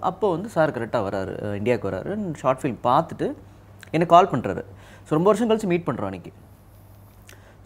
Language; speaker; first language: Tamil; native; Tamil